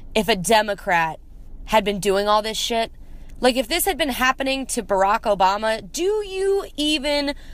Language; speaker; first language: English; native; English